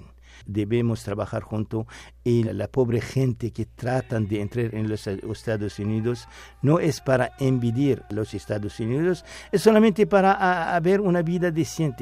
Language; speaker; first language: Spanish; non-native, fluent; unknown